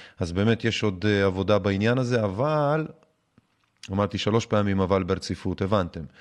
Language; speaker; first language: Hebrew; early bilingual, other home language; Russian